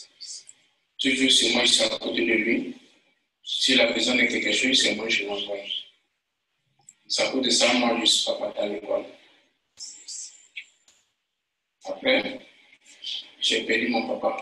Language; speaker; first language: French; non-native, learner; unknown